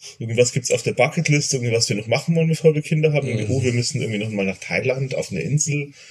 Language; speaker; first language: German; native; German